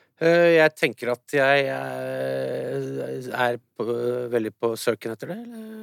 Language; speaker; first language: Norwegian; early bilingual, other home language; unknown